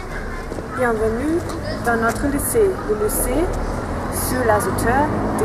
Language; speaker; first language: French; non-native, learner; German